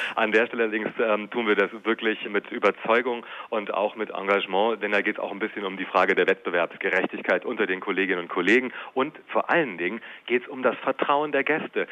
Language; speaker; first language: German; native; German